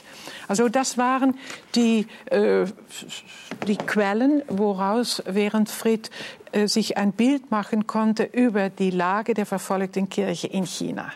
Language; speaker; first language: German; non-native, fluent; Dutch